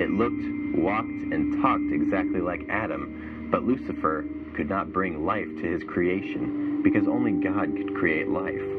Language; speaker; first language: English; native; English